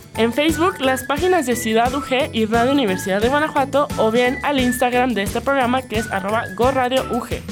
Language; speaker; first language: Spanish; native; Spanish